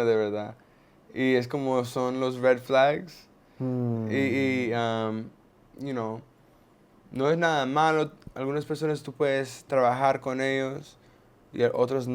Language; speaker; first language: Spanish; non-native, learner; English